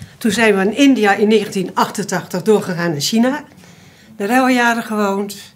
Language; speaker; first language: Dutch; native; Dutch